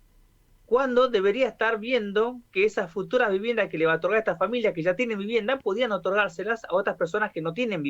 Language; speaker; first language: Spanish; native; Spanish